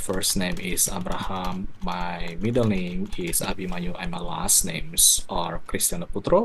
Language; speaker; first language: English; non-native, learner; Indonesian